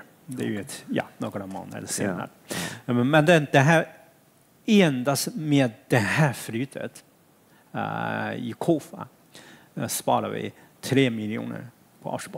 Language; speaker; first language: Swedish; non-native, fluent; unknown